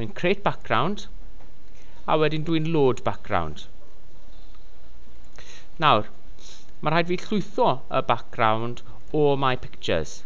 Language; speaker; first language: Welsh; non-native, local second language; English